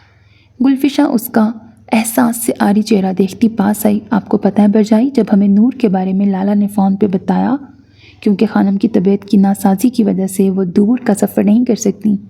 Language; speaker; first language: Urdu; native; Urdu